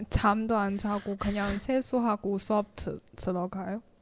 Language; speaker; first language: Korean; non-native, fluent; Chinese